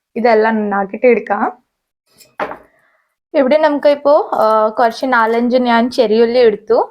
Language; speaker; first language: Malayalam; non-native, fluent; Hindi